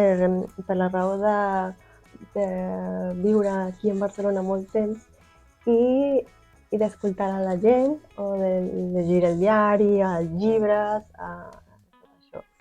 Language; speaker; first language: Catalan; non-native, fluent; Spanish